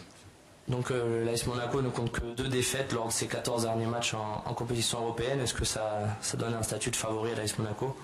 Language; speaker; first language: French; native; French